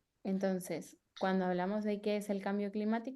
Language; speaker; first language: Spanish; native; Spanish